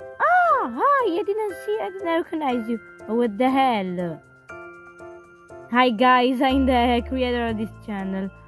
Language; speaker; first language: English; non-native, learner; Italian